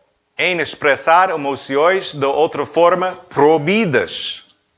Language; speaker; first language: Portuguese; non-native, learner; English